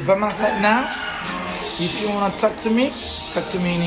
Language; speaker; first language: English; non-native, learner; Haitian Creole